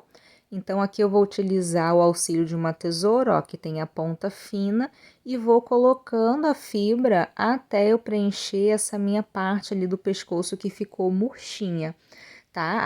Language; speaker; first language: Portuguese; native; Portuguese